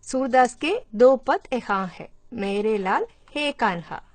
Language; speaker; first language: Hindi; non-native, local second language; Malayalam